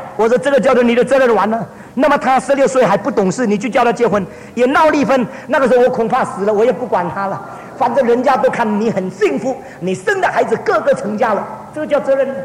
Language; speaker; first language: Chinese; early bilingual, heritage; Chinese